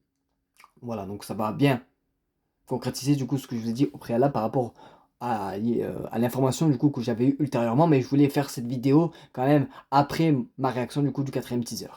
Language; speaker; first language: French; native; French